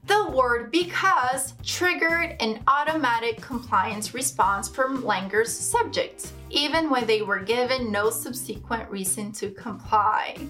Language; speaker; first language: English; non-native, fluent; Portuguese